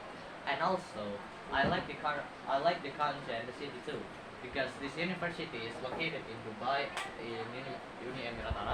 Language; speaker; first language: English; non-native, learner; Indonesian